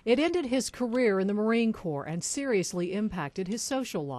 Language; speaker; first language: English; native; English